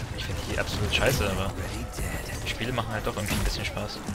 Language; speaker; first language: German; native; German